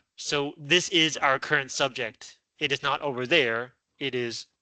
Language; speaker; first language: English; non-native, fluent; Chinese